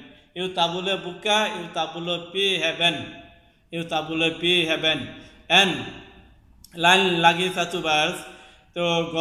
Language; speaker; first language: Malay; non-native, local second language; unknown